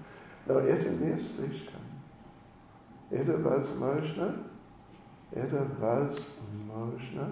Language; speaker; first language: Russian; non-native, learner; English